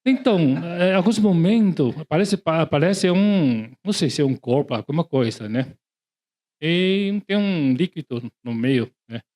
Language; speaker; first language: Portuguese; non-native, learner; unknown